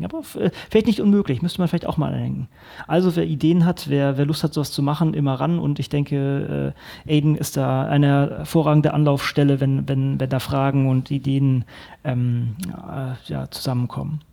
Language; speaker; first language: German; native; German